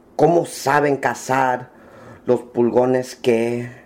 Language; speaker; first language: Spanish; early bilingual, heritage; Spanish